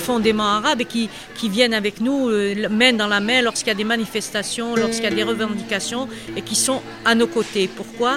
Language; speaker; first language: French; non-native, local second language; Kabyle